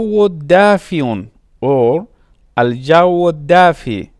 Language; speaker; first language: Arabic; non-native, fluent; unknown